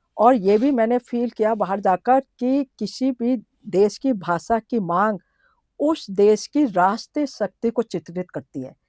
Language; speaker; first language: Hindi; native; Hindi